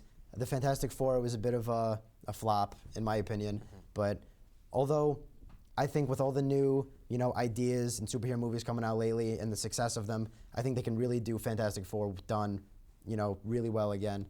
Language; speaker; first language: English; native; English